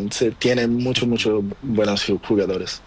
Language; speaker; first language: Spanish; non-native, learner; Portuguese